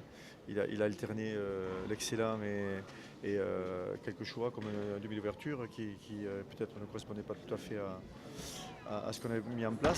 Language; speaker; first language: French; native; French